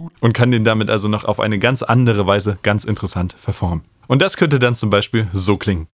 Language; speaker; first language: German; native; German